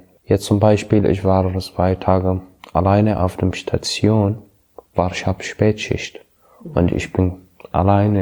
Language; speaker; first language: German; non-native, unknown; Arabic